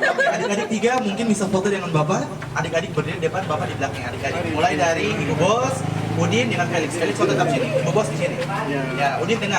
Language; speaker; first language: Malay; native; Malay